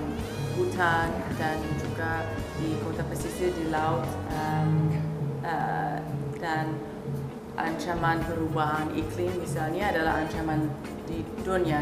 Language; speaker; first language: Indonesian; non-native, fluent; English